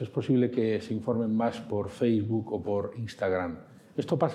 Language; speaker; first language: Spanish; native; Spanish